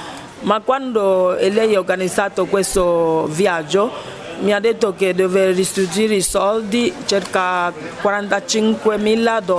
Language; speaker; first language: Italian; non-native, fluent; Ibibio